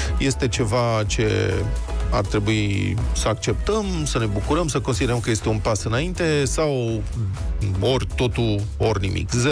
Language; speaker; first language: Romanian; native; Romanian